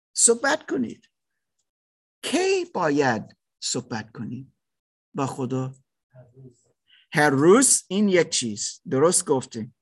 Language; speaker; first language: Persian; non-native, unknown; German